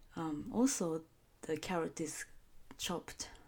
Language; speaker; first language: English; non-native, fluent; Japanese